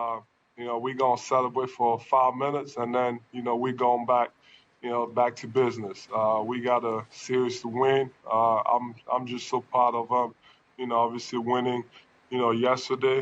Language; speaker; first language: English; non-native, local second language; French